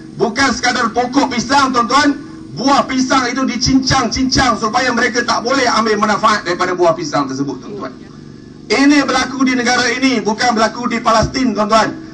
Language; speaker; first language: Malay; native; Malay